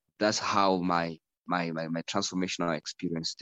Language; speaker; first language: English; non-native, local second language; Shona